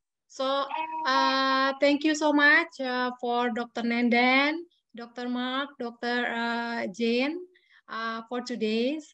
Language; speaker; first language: English; non-native, fluent; Indonesian